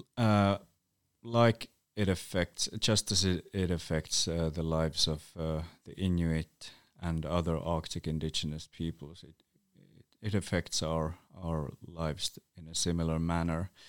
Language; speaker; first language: English; non-native, fluent; Northern Sami